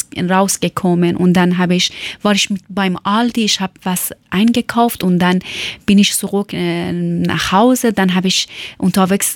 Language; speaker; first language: German; non-native, fluent; Persian